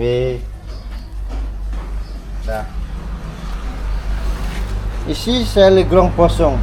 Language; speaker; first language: French; non-native, learner; Khmer